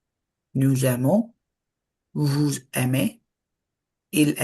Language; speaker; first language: French; non-native, learner; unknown